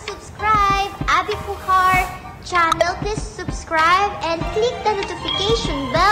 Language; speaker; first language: English; non-native, local second language; Filipino